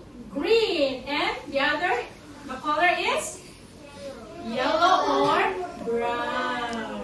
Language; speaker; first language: English; non-native, fluent; Filipino